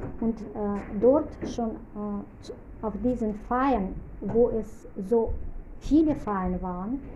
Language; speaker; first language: German; non-native, fluent; Russian